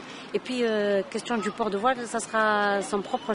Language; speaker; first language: French; non-native, local second language; Arabic